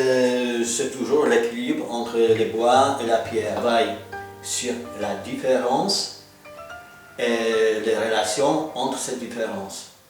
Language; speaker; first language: French; non-native, fluent; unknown